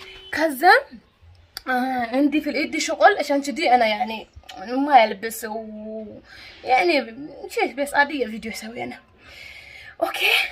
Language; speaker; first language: Arabic; non-native, learner; Amharic